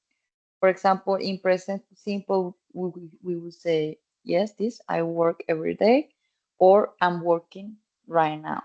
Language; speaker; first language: English; non-native, fluent; Spanish